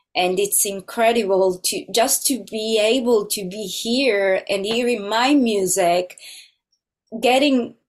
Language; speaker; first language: English; non-native, fluent; Italian